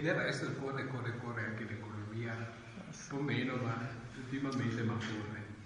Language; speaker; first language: Italian; native; Italian